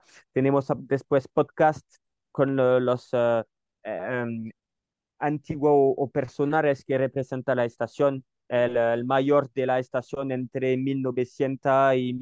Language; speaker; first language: Spanish; non-native, learner; French